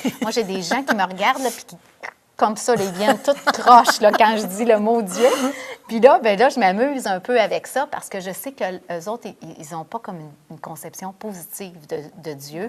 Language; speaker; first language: French; native; French